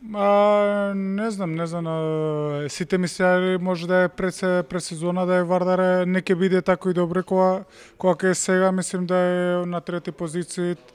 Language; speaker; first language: Macedonian; non-native, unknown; Spanish